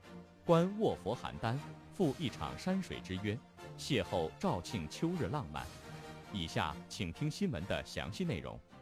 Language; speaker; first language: Chinese; native; Chinese